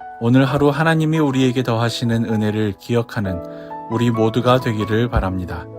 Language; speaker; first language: Korean; native; Korean